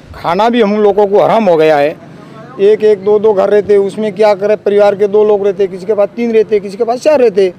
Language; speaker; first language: Hindi; native; Hindi